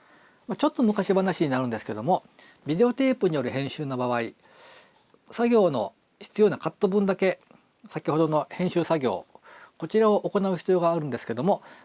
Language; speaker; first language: Japanese; native; Japanese